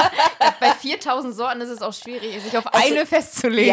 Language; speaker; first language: German; native; German